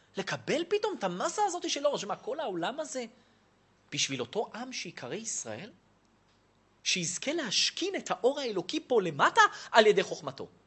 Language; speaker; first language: Hebrew; native; Hebrew